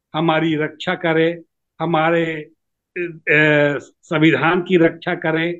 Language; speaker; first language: Hindi; native; Hindi